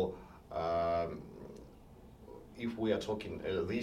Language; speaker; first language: English; non-native, fluent; Ukrainian